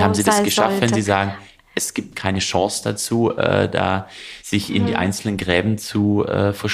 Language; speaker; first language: German; native; German